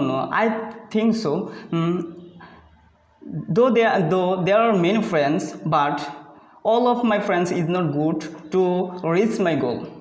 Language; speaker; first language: English; non-native, learner; Bangla